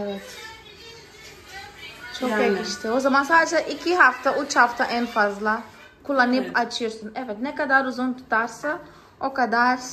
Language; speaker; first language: Turkish; non-native, fluent; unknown